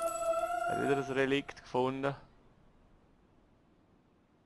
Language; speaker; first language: German; native; German